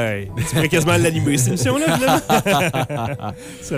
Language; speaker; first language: French; native; French